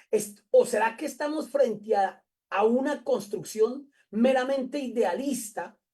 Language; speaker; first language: Spanish; native; Spanish